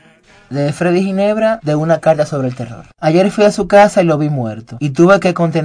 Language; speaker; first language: Spanish; native; Spanish